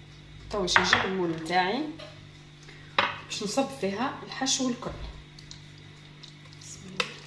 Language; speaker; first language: Arabic; native; Arabic